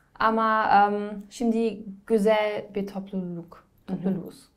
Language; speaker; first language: Turkish; non-native, learner; German